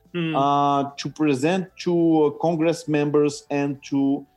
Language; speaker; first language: English; non-native, fluent; Portuguese